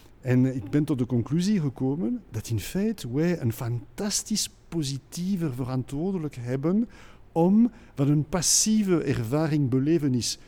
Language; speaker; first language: Dutch; non-native, local second language; French